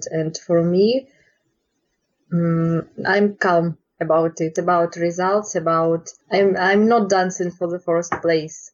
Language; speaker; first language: English; non-native, learner; Russian